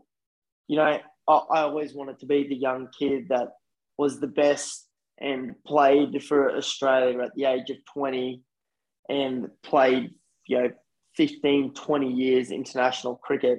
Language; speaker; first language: English; early bilingual, other home language; Afrikaans